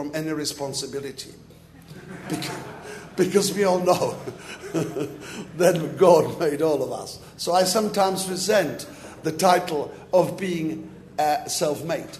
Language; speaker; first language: English; non-native, fluent; Czech